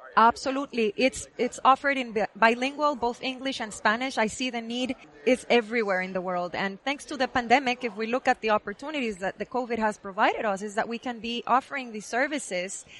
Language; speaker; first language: English; non-native, fluent; Spanish